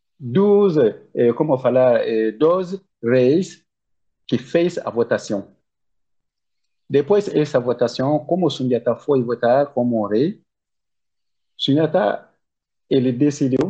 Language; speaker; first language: Portuguese; non-native, learner; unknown